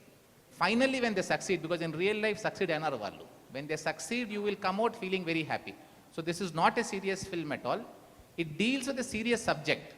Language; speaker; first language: Telugu; native; Telugu